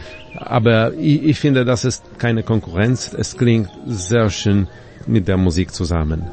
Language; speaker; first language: German; non-native, fluent; Polish